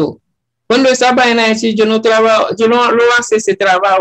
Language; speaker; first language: Spanish; non-native, learner; Haitian Creole